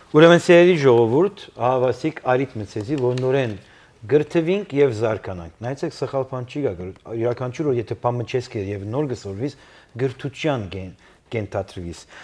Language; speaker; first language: Armenian; early bilingual, heritage; Armenian